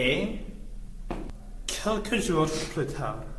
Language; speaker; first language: French; non-native, learner; English